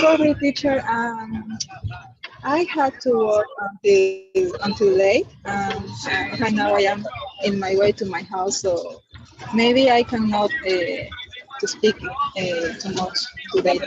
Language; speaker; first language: English; non-native, learner; Spanish